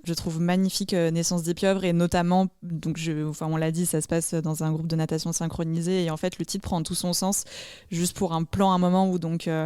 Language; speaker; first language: French; native; French